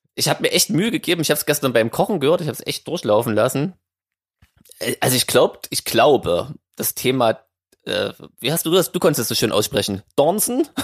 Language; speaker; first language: German; native; German